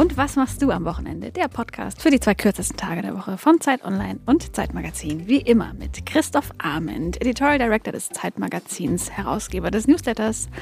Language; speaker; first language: German; native; German